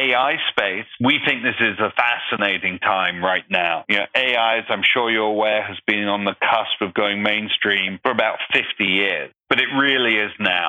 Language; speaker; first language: English; native; English